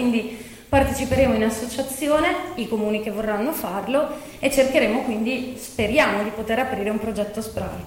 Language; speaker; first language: Italian; native; Italian